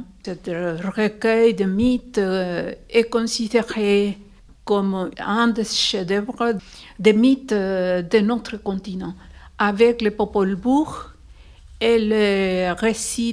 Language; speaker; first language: French; non-native, fluent; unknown